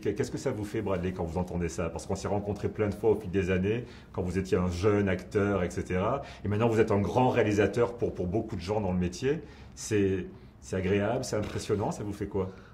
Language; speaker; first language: French; native; French